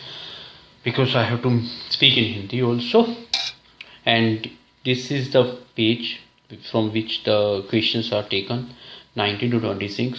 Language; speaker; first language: English; non-native, local second language; Hindi